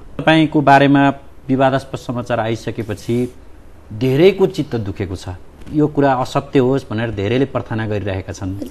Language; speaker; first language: Nepali; native; Nepali